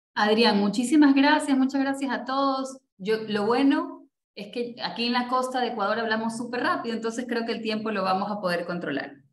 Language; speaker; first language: Spanish; native; Spanish